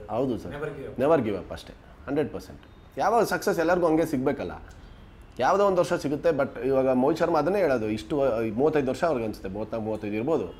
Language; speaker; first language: Kannada; non-native, local second language; Kodava